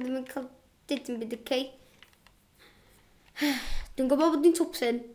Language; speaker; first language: Welsh; non-native, local second language; English